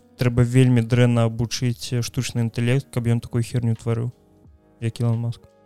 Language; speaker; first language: Belarusian; non-native, local second language; Russian